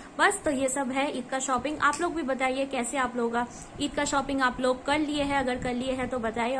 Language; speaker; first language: Hindi; non-native, local second language; Bangla